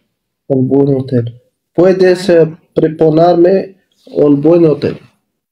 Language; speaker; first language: Spanish; non-native, learner; Arabic